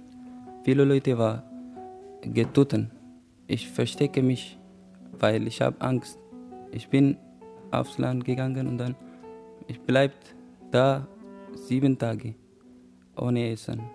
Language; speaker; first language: German; non-native, learner; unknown